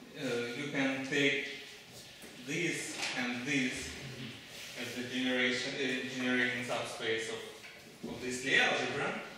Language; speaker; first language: English; non-native, fluent; Russian